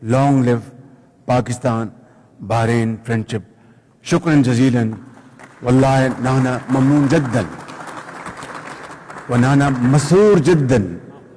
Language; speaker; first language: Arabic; non-native, learner; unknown